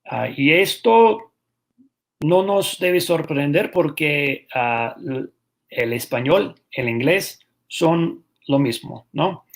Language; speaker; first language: Spanish; non-native, fluent; English